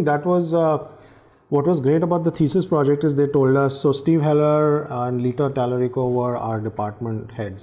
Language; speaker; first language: English; non-native, local second language; Hindi